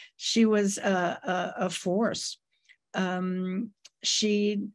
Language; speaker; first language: English; native; English